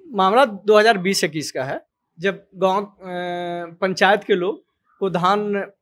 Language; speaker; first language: Hindi; native; Hindi